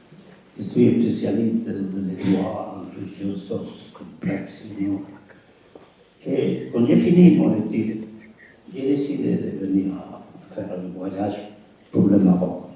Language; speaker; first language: French; non-native, fluent; Spanish